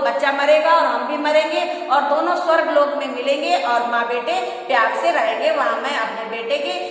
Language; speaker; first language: Hindi; native; Hindi